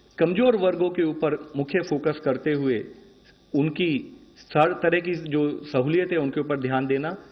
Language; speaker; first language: Hindi; native; Hindi